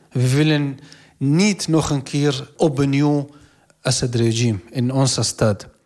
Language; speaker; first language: Dutch; non-native, learner; Arabic